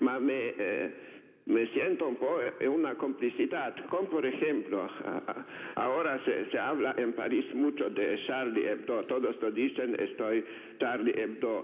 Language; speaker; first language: Spanish; non-native, fluent; Slovenian